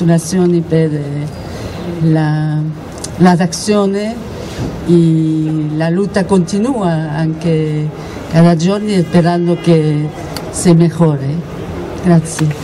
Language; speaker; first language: Italian; non-native, learner; Spanish